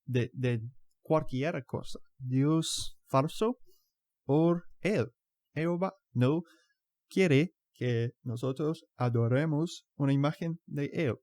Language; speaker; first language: Spanish; non-native, fluent; English